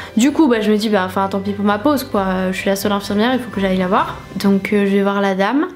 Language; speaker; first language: French; native; French